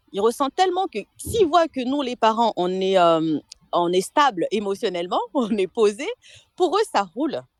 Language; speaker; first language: French; non-native, local second language; Malagasy